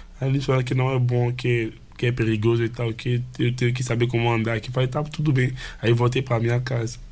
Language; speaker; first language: Portuguese; non-native, fluent; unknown